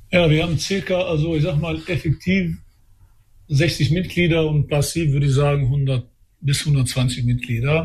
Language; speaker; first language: German; early bilingual, other home language; Albanian